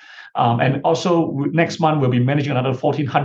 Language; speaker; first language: English; non-native, local second language; Chinese